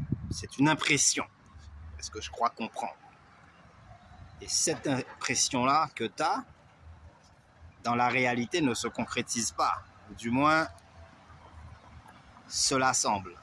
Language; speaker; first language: French; native; French